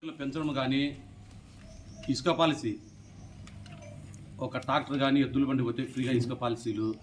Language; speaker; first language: Telugu; native; Telugu